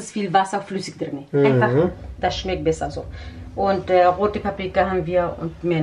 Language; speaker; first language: German; non-native, learner; Central Kurdish